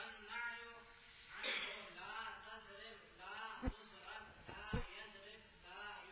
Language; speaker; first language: Arabic; non-native, learner; Punjabi